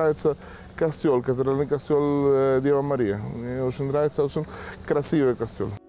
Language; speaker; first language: Russian; non-native, learner; Spanish